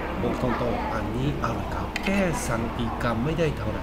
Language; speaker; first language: Thai; non-native, learner; Japanese